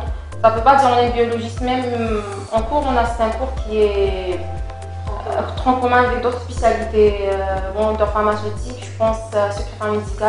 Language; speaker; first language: French; non-native, local second language; Kabyle